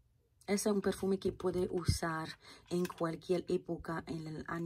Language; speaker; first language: Spanish; non-native, fluent; Haitian Creole